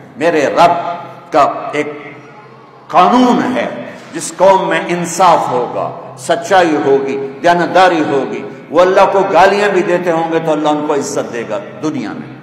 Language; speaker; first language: Urdu; non-native, local second language; Punjabi